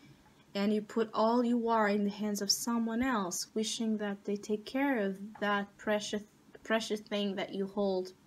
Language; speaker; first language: English; non-native, fluent; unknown